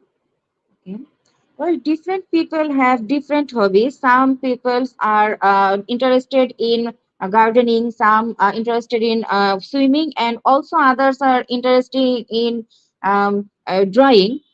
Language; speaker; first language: English; non-native, learner; Bangla